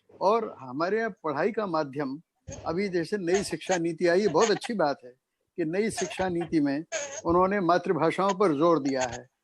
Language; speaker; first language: Hindi; native; Hindi